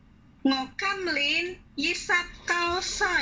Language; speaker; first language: Cantonese; non-native, learner; Indonesian